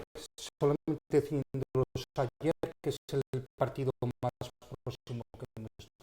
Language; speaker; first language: Spanish; native; Spanish